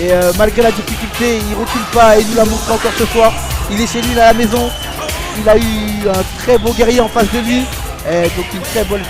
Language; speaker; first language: French; native; French